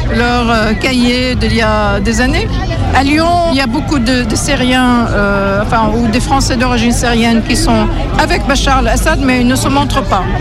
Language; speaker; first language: French; non-native, fluent; Kurdish